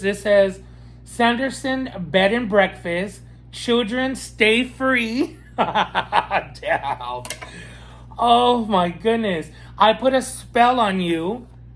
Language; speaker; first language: English; native; English